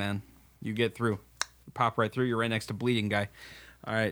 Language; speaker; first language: English; native; English